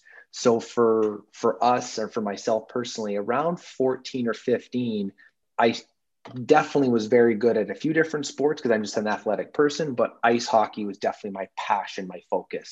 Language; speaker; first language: English; native; English